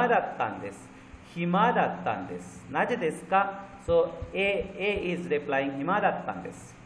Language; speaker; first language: Japanese; non-native, fluent; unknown